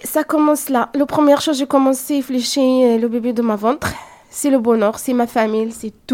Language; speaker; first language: French; non-native, learner; Arabic